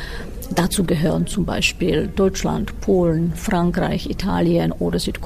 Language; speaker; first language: German; non-native, fluent; Czech